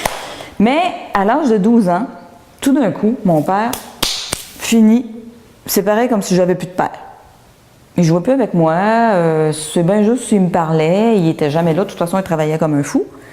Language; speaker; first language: French; native; French